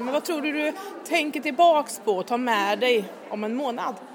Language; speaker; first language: Swedish; native; Swedish